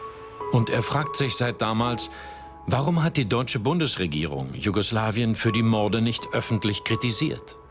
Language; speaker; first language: German; native; German